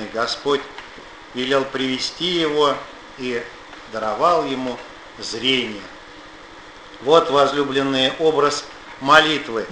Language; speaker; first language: Russian; native; Russian